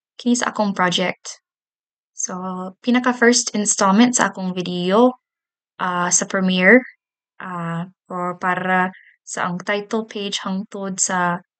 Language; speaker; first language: Cebuano; non-native, learner; English